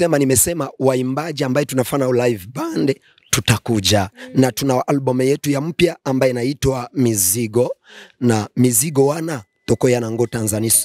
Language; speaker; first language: Swahili; non-native, local second language; Lingala